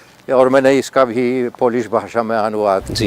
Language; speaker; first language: Hindi; non-native, fluent; Polish